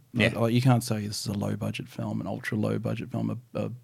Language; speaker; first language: English; native; English